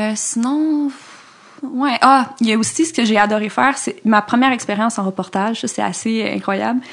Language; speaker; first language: French; native; French